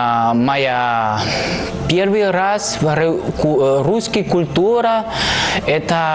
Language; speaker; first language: Russian; non-native, learner; Spanish